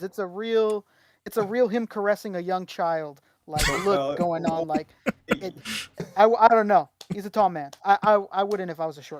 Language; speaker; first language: English; native; English